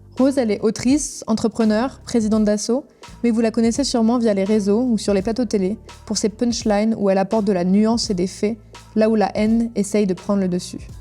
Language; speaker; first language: French; native; French